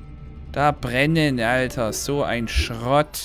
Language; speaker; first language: German; native; German